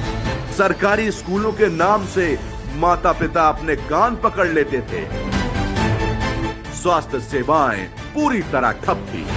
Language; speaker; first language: Hindi; native; Hindi